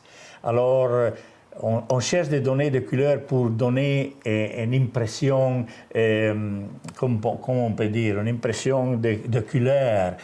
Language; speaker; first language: French; non-native, fluent; Italian